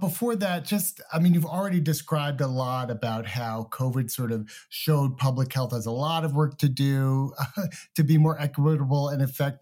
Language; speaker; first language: English; native; English